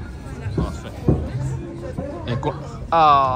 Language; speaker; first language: French; non-native, fluent; Portuguese